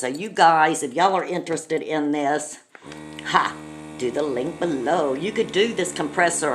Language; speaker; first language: English; native; English